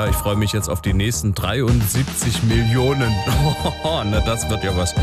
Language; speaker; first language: German; native; German